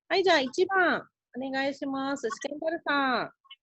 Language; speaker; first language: Japanese; native; Japanese